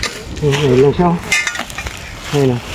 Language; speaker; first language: Filipino; native; Filipino